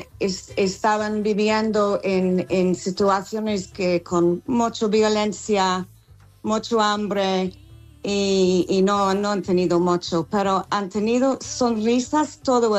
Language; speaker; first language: Spanish; non-native, learner; English